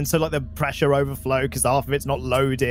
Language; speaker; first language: English; native; English